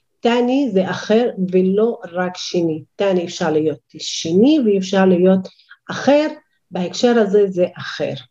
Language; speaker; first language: Hebrew; non-native, local second language; Arabic